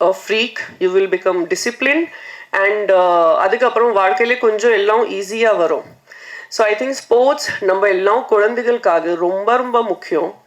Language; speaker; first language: Tamil; non-native, fluent; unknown